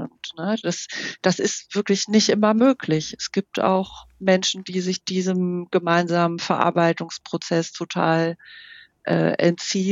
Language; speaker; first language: German; native; German